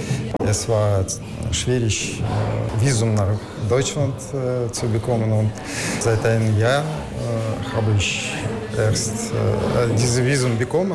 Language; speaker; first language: German; non-native, learner; Russian